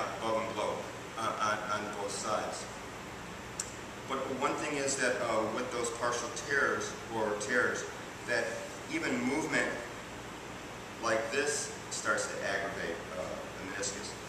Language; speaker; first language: English; native; English